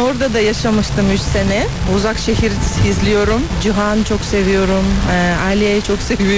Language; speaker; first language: Turkish; non-native, learner; Kyrgyz